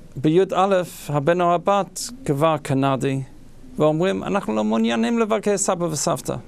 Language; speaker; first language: Hebrew; non-native, fluent; English